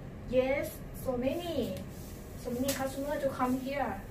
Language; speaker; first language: English; non-native, learner; Thai